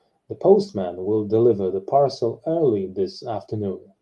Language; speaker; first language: English; non-native, fluent; Polish